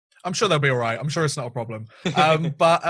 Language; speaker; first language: English; native; English